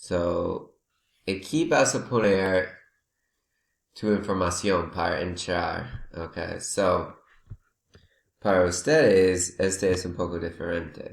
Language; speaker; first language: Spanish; non-native, learner; English